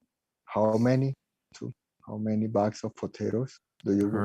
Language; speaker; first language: English; non-native, learner; Spanish